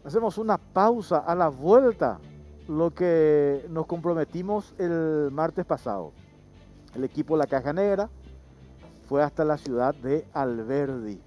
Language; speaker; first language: Spanish; native; Spanish